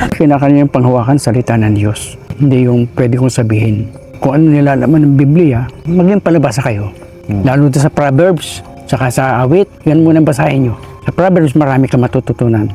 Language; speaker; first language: Filipino; native; Filipino